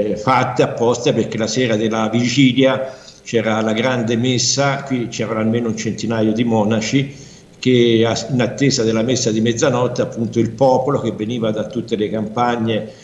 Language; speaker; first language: Italian; native; Italian